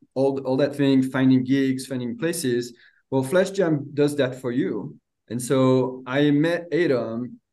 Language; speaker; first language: English; non-native, fluent; French